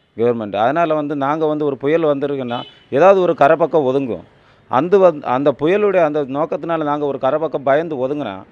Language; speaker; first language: Tamil; native; Tamil